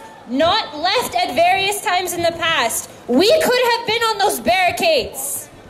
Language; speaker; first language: English; early bilingual, other home language; Ukrainian